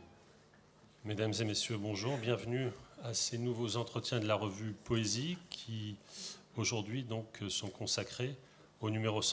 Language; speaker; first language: French; native; French